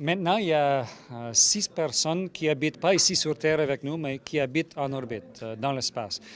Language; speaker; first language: French; non-native, local second language; English